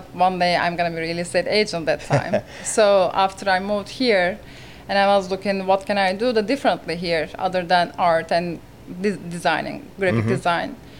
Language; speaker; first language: English; non-native, learner; Turkish